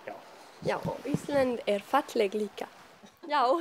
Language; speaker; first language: Icelandic; non-native, learner; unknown